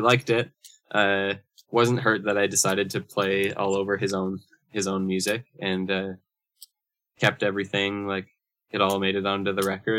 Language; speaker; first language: English; native; English